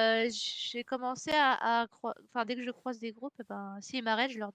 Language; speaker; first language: French; native; French